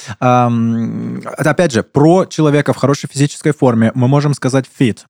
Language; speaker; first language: Russian; native; Russian